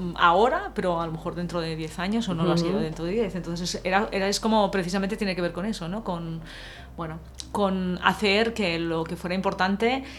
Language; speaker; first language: Spanish; native; Spanish